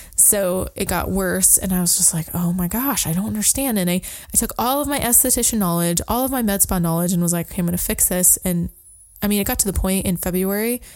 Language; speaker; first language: English; native; English